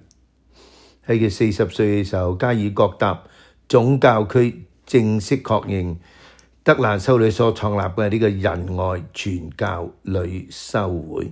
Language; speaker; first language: Chinese; non-native, local second language; Cantonese